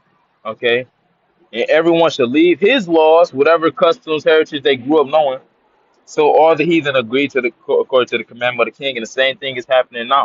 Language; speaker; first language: English; native; English